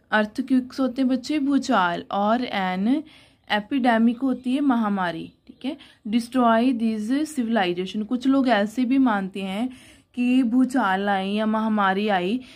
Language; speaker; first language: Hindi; non-native, local second language; Punjabi